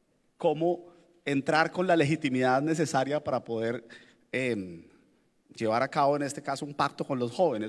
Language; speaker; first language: Spanish; native; Spanish